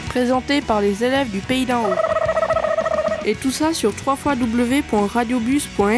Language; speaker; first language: French; native; French